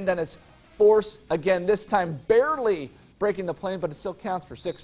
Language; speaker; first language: English; native; English